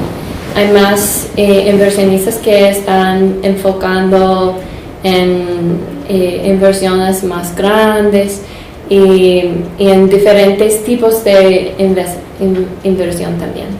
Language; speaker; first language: Spanish; non-native, fluent; English